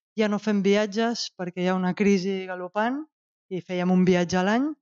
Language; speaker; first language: Catalan; native; Catalan